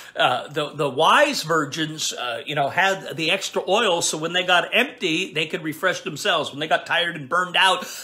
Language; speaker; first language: English; native; English